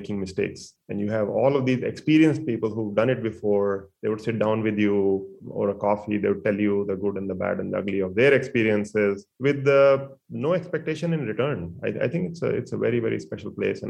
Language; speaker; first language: English; non-native, local second language; Hindi